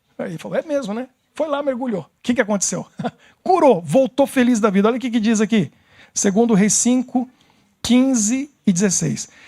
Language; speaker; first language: Portuguese; native; Portuguese